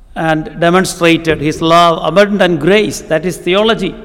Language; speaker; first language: English; non-native, local second language; Malayalam